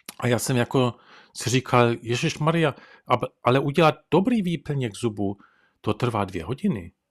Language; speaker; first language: Czech; early bilingual, heritage; Czech